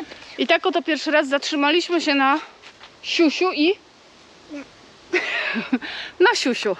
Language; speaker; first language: Polish; native; Polish